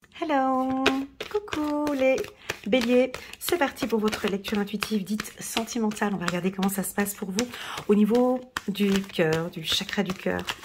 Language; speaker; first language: French; native; French